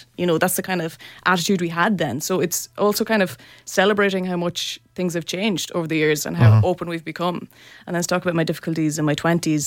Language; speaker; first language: English; native; English